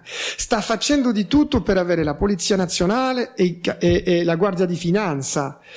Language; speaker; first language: Italian; non-native, fluent; French